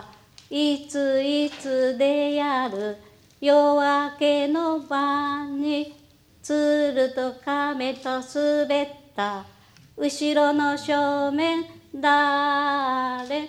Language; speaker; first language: Japanese; native; Japanese